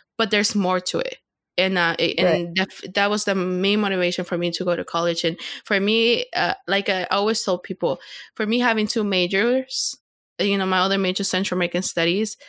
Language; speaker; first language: English; non-native, fluent; Spanish